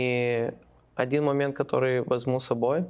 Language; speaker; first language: Russian; non-native, learner; Lithuanian